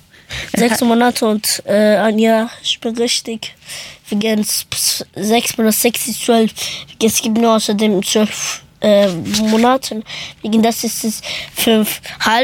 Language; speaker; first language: German; early bilingual, other home language; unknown